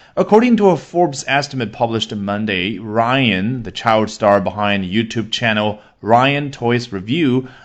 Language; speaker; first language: English; non-native, fluent; Chinese